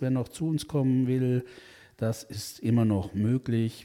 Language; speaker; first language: German; native; German